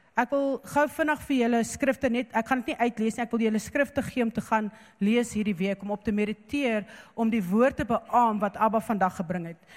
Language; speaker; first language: Afrikaans; non-native, local second language; English